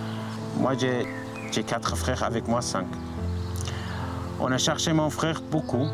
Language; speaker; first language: French; non-native, learner; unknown